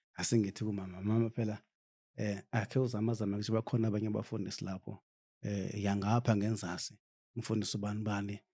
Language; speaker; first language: Zulu; non-native, local second language; South Ndebele